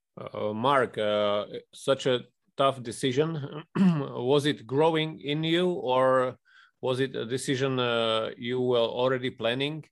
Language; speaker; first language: English; non-native, fluent; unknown